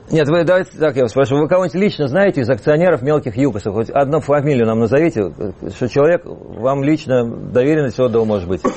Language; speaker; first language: Russian; native; Russian